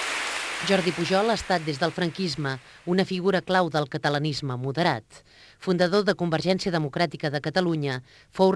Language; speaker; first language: Catalan; native; Catalan